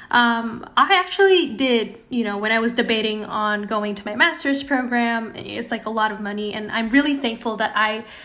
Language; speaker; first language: English; non-native, fluent; Indonesian